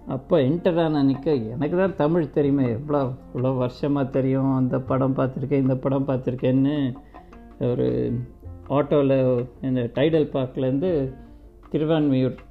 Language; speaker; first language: Tamil; non-native, local second language; Kannada